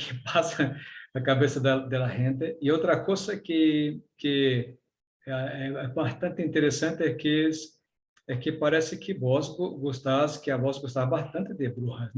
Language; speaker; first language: Spanish; non-native, learner; Portuguese